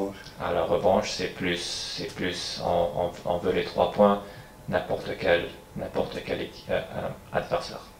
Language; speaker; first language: French; non-native, fluent; English